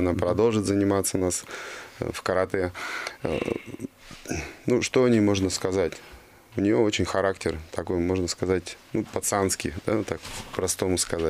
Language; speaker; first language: Russian; native; Russian